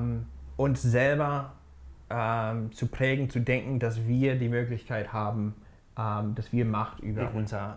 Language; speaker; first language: German; non-native, fluent; English